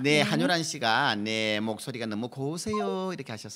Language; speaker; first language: Korean; native; Korean